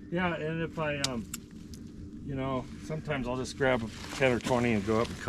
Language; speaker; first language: English; native; English